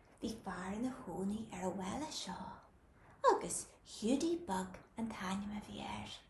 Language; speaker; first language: Irish; native; Irish